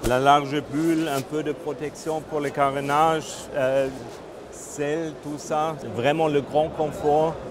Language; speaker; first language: French; non-native, fluent; German